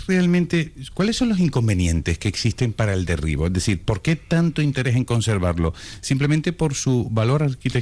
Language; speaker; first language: Spanish; native; Spanish